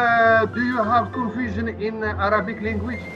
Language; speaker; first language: English; non-native, learner; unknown